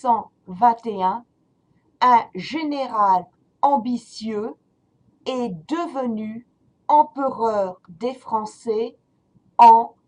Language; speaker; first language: French; non-native, fluent; English